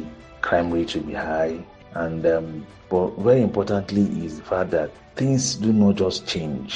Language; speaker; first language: English; non-native, local second language; Igbo